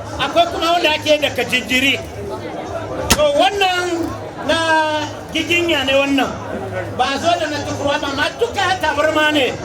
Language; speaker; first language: Hausa; non-native, local second language; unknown